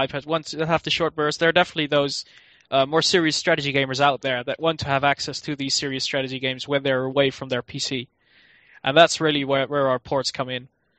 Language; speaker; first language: English; non-native, fluent; Dutch